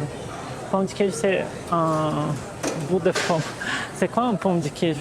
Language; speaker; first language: French; non-native, fluent; Portuguese